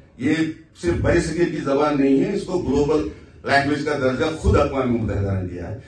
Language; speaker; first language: Urdu; non-native, local second language; Kashmiri